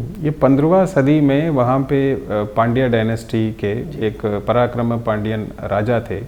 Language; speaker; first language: Hindi; non-native, local second language; Tamil